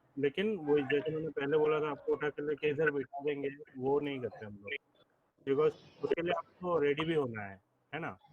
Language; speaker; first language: Hindi; non-native, local second language; Bangla